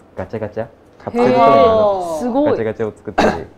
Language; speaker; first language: Japanese; native; Japanese